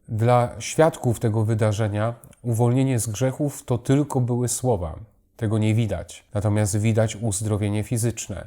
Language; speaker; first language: Polish; native; Polish